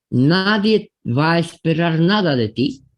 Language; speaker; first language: Spanish; non-native, fluent; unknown